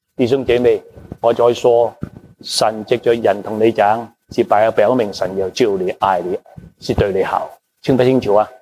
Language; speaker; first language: Chinese; non-native, local second language; Cantonese